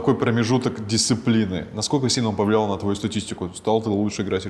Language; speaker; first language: Russian; native; Russian